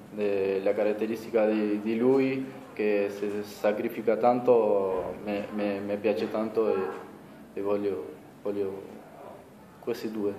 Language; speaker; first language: Italian; non-native, fluent; Spanish